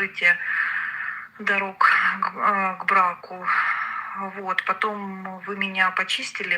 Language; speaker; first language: Russian; native; Russian